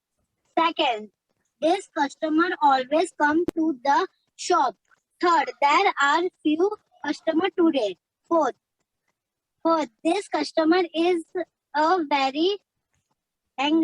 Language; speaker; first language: English; non-native, learner; Hindi